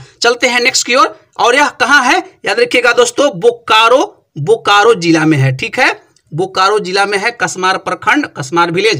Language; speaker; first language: Hindi; native; Hindi